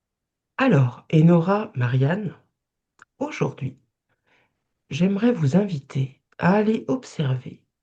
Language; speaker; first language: French; native; French